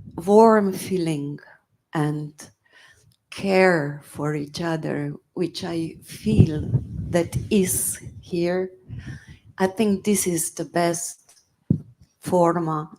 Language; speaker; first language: English; non-native, fluent; Slovenian